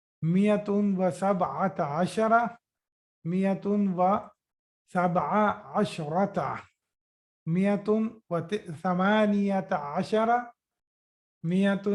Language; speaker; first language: Arabic; non-native, fluent; Urdu